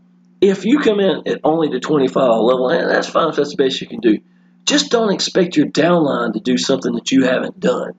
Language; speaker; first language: English; native; English